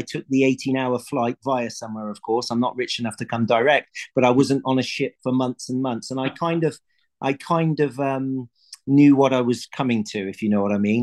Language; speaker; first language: English; native; English